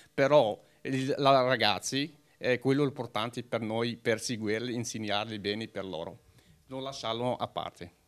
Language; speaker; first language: Italian; non-native, learner; Arabic